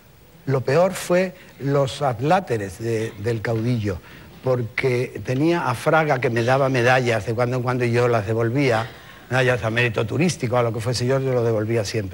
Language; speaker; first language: Spanish; native; Spanish